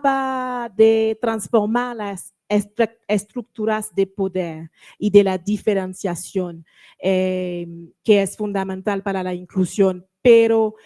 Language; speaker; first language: Spanish; non-native, learner; French